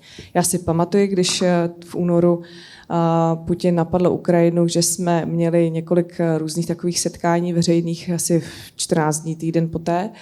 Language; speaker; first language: Czech; native; Czech